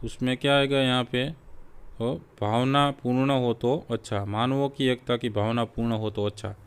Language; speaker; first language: Hindi; non-native, local second language; Gujarati